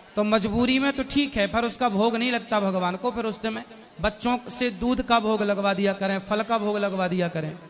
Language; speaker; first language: Hindi; native; Hindi